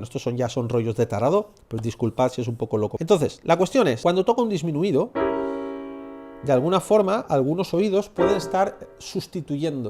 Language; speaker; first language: Spanish; native; Spanish